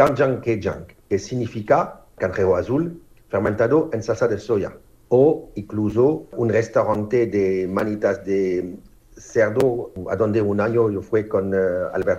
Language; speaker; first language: Spanish; non-native, fluent; French